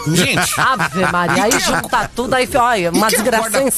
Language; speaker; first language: Portuguese; native; Portuguese